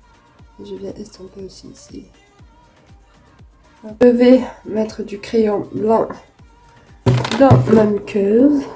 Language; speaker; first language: French; native; French